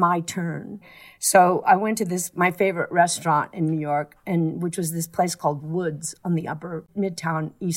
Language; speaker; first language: English; native; English